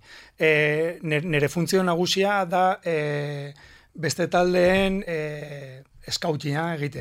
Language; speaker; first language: Basque; non-native, local second language; Spanish